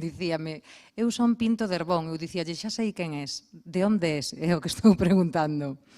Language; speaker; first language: Galician; native; Galician